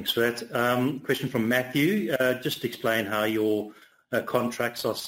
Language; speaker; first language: English; native; English